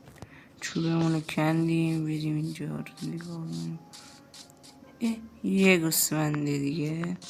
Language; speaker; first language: Persian; native; Persian